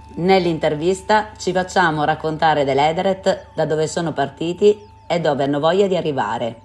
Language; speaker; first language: Italian; native; Italian